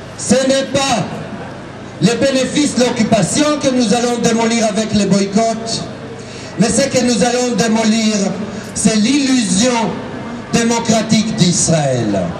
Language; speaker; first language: French; non-native, fluent; Hebrew